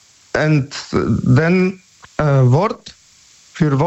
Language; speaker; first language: German; non-native, learner; Polish